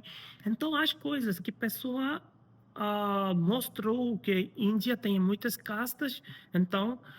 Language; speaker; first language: Portuguese; non-native, learner; Hindi